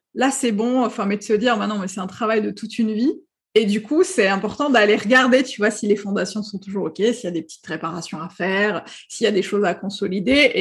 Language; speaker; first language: French; non-native, local second language; Arabic